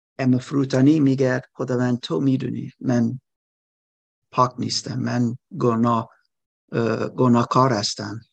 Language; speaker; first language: Persian; non-native, learner; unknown